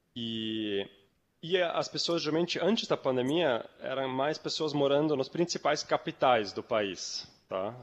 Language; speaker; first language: Portuguese; non-native, fluent; German